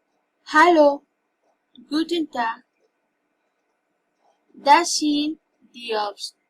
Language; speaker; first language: German; non-native, learner; Spanish